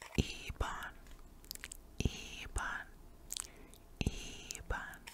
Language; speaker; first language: Filipino; non-native, learner; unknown